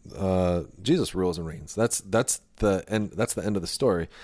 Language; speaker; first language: English; native; English